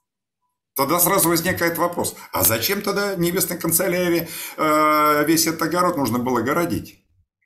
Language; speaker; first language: Russian; native; Russian